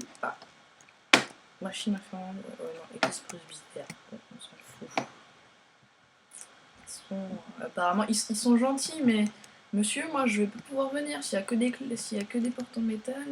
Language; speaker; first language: French; native; French